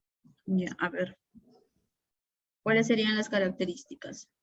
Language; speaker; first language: Spanish; native; Spanish